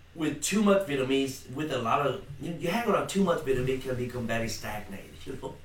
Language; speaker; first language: English; non-native, fluent; Vietnamese